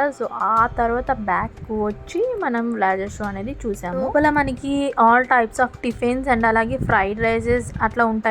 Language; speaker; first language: Telugu; native; Telugu